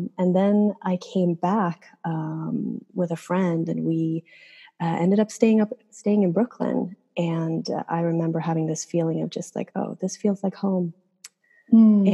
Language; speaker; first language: English; non-native, fluent; Swedish